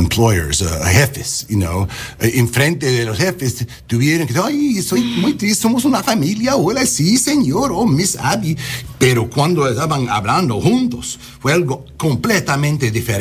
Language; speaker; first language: Spanish; non-native, learner; English